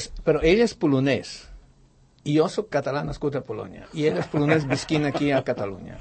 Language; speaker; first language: Catalan; non-native, fluent; Polish